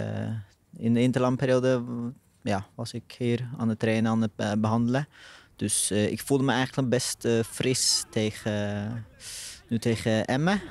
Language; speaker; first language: Dutch; non-native, fluent; Norwegian